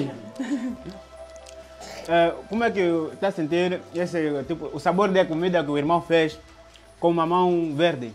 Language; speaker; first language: Portuguese; non-native, fluent; Vietnamese